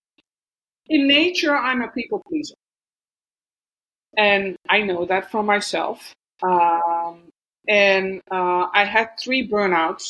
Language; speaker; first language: English; non-native, fluent; Dutch